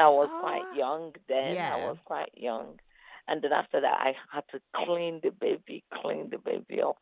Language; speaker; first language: English; non-native, local second language; Igbo